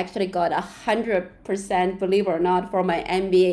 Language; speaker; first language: English; non-native, fluent; Chinese